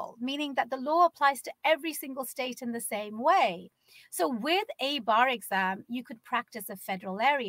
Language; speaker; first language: English; native; English